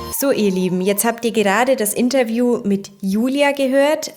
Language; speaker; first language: German; native; German